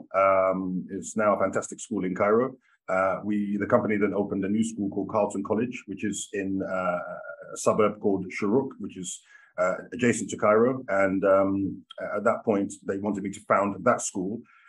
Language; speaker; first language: English; native; English